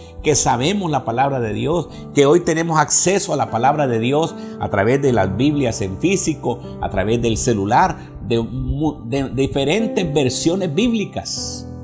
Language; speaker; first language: Spanish; native; Spanish